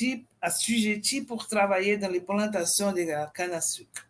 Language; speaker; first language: French; non-native, fluent; Portuguese